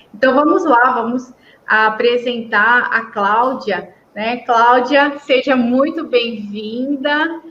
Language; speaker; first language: Portuguese; native; Portuguese